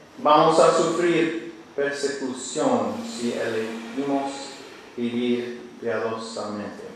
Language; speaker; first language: Spanish; non-native, learner; English